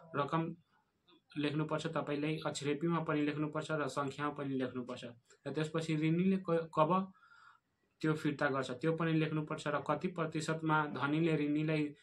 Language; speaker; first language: Nepali; non-native, local second language; Bhojpuri